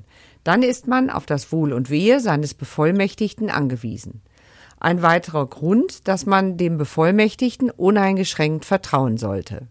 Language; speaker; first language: German; native; German